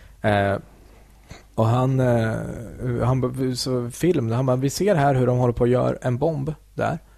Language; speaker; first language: Swedish; early bilingual, other home language; Kurdish